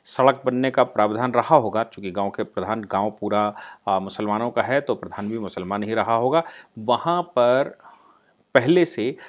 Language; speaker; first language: Hindi; native; Hindi